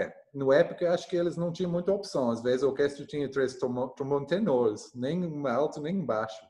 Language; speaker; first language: Portuguese; non-native, learner; English